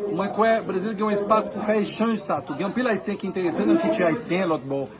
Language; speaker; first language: Haitian Creole; non-native, fluent; Portuguese